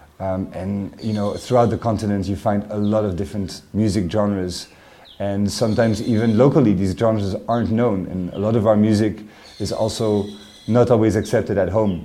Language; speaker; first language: English; non-native, fluent; French